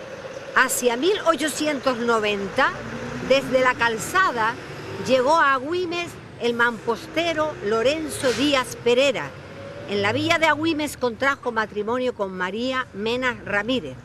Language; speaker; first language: Spanish; native; Spanish